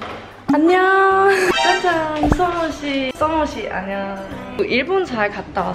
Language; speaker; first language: Korean; non-native, fluent; Cantonese